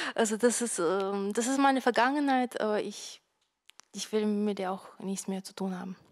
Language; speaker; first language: German; non-native, fluent; Ukrainian